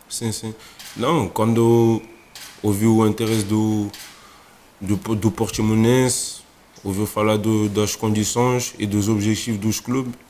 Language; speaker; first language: Portuguese; non-native, fluent; French